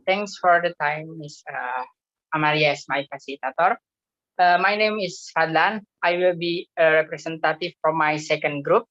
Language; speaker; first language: English; non-native, learner; Indonesian